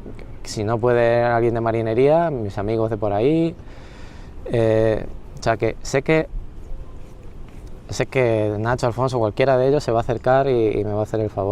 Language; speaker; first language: Spanish; native; Spanish